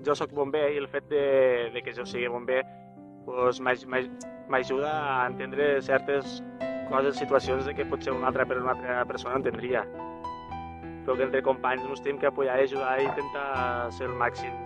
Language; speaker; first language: Catalan; native; Catalan